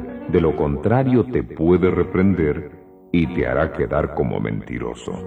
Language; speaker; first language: Spanish; native; Spanish